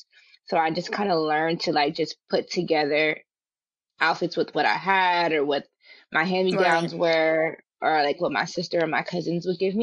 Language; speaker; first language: English; native; English